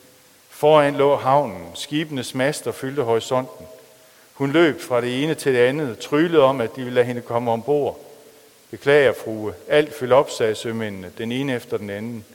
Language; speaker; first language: Danish; native; Danish